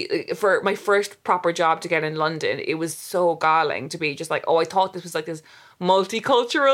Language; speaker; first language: English; native; English